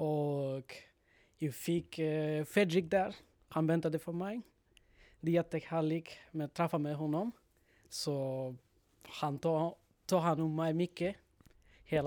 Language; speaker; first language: Swedish; non-native, learner; Bangla